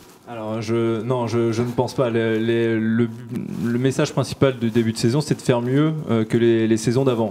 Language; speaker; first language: French; native; French